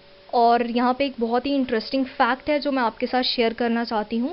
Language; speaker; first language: Hindi; native; Hindi